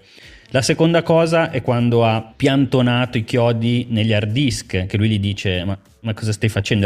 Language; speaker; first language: Italian; native; Italian